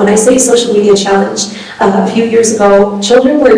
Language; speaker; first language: English; native; English